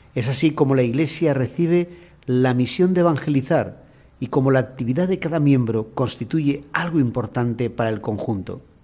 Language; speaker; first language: Spanish; native; Spanish